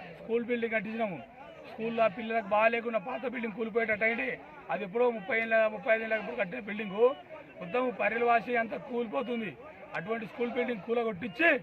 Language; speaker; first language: Telugu; native; Telugu